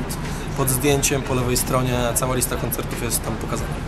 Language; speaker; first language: Polish; native; Polish